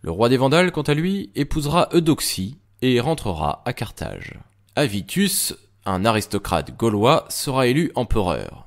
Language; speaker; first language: French; native; French